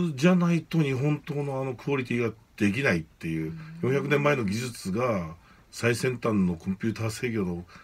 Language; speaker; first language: Japanese; native; Japanese